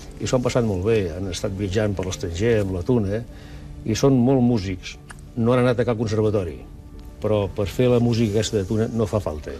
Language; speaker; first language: Catalan; non-native, local second language; Basque